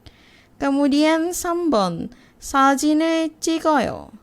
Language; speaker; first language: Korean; non-native, fluent; Indonesian